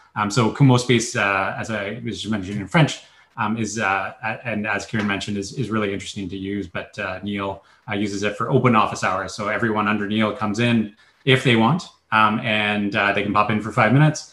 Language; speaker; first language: English; native; English